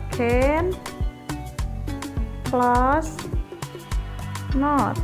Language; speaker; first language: English; non-native, learner; Indonesian